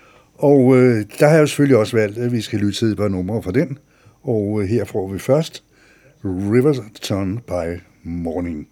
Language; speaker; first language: Danish; native; Danish